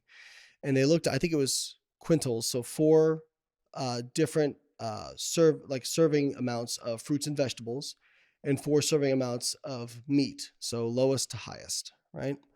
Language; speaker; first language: English; native; English